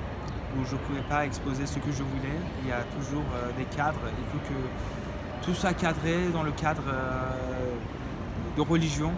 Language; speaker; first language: French; non-native, fluent; Persian